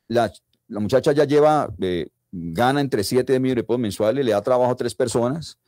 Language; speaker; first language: Spanish; native; Spanish